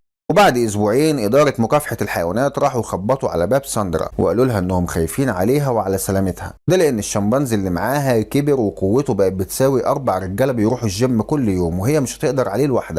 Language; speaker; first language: Arabic; native; Arabic